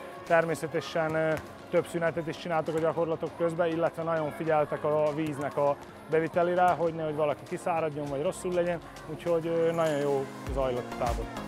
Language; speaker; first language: Hungarian; native; Hungarian